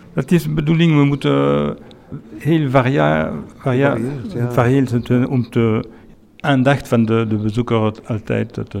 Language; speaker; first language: Dutch; non-native, fluent; French